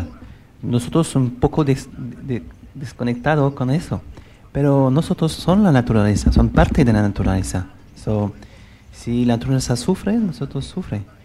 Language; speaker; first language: Spanish; non-native, learner; French